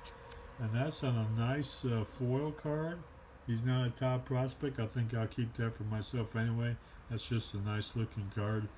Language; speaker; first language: English; native; English